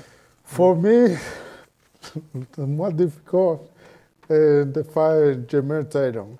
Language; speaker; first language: English; non-native, learner; Spanish